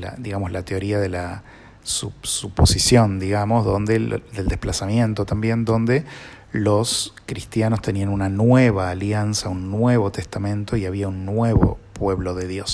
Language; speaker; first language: Spanish; native; Spanish